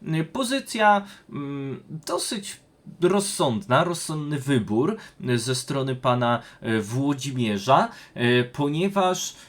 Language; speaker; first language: Polish; native; Polish